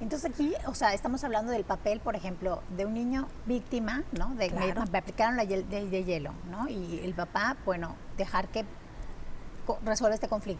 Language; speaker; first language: Spanish; native; Spanish